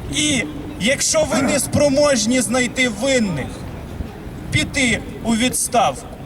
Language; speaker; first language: Ukrainian; native; Ukrainian